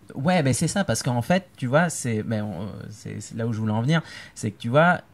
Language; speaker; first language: French; native; French